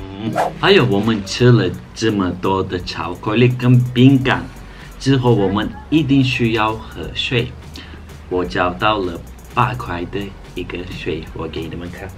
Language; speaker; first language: Chinese; non-native, fluent; Turkish